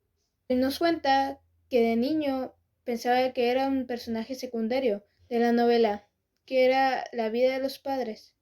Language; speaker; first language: Spanish; native; Spanish